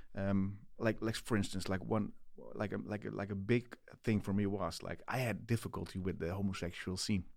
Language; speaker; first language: English; non-native, fluent; Dutch